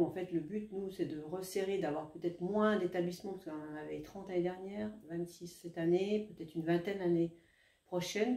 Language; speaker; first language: French; native; French